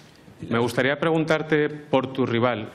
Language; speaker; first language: Spanish; native; Spanish